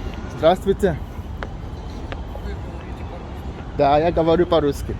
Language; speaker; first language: Russian; non-native, learner; English